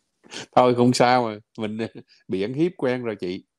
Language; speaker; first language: Vietnamese; native; Vietnamese